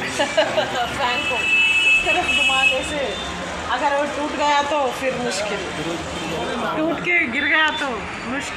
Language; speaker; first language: Hindi; non-native, local second language; Telugu